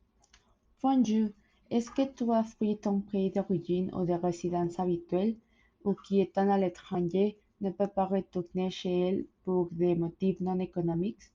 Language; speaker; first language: French; non-native, learner; Spanish